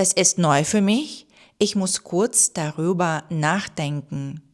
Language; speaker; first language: German; non-native, fluent; Ukrainian